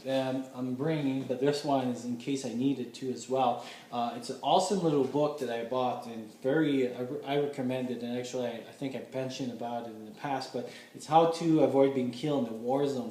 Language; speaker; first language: English; non-native, fluent; French